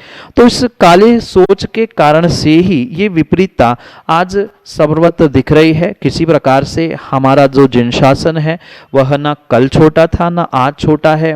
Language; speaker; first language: Hindi; native; Hindi